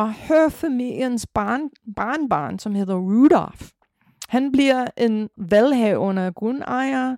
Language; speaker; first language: Danish; non-native, fluent; English